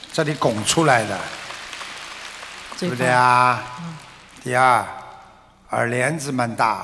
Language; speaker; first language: Chinese; non-native, local second language; Wu Chinese